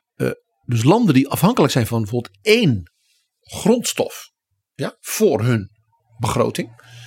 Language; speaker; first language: Dutch; native; Dutch